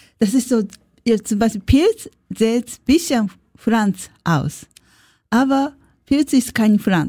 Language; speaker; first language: German; non-native, learner; Japanese